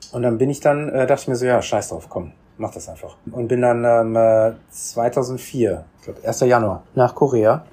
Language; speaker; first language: German; native; German